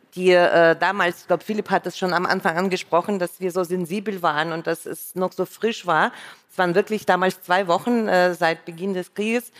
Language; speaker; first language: German; non-native, fluent; Russian